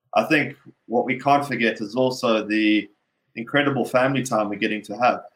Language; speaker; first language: English; native; English